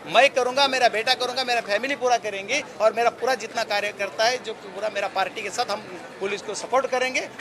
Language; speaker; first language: Hindi; non-native, local second language; Marathi